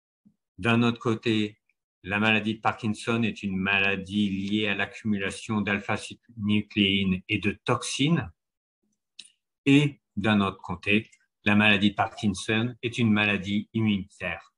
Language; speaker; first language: French; native; French